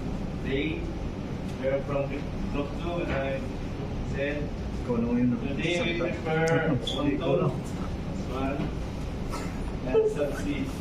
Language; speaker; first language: English; non-native, local second language; Filipino